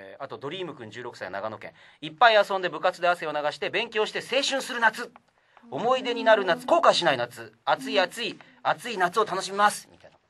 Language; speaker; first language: Japanese; native; Japanese